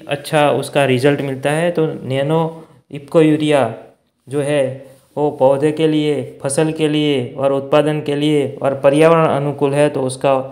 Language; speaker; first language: Hindi; non-native, local second language; Gujarati